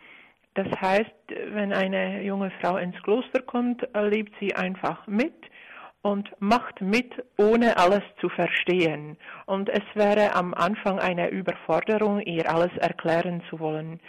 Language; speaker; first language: German; non-native, fluent; Czech